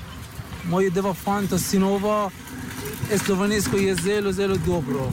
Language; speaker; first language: Slovenian; non-native, learner; Persian